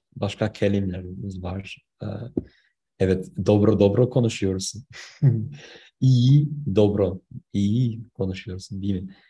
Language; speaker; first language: Turkish; non-native, learner; English